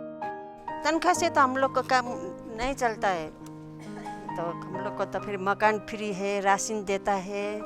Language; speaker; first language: Hindi; non-native, local second language; Tibetan